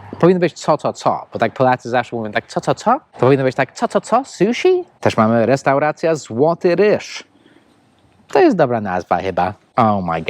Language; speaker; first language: Polish; non-native, fluent; English